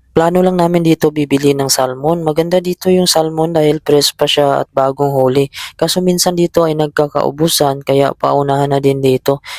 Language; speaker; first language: Filipino; native; Filipino